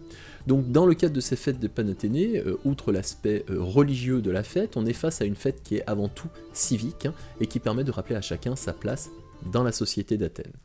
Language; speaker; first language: French; native; French